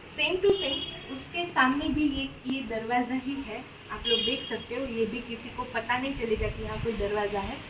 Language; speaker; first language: Hindi; non-native, local second language; Gujarati